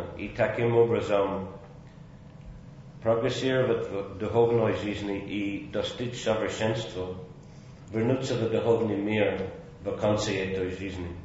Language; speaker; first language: Russian; non-native, fluent; English